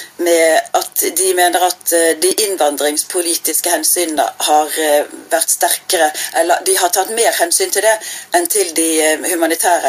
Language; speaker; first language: Norwegian; native; Norwegian